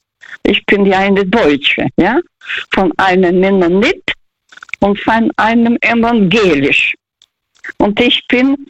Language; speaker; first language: German; non-native, fluent; Russian